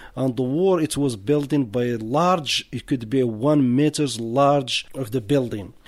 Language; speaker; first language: English; non-native, learner; Arabic